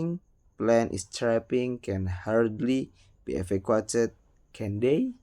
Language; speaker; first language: English; non-native, learner; Indonesian